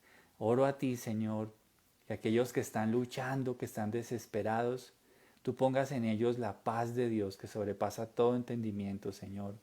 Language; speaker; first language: Spanish; native; Spanish